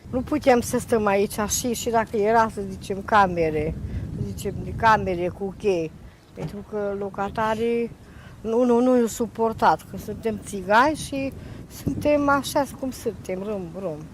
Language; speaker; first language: Romanian; non-native, local second language; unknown